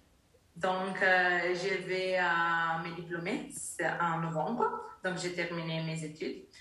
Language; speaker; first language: French; non-native, learner; Italian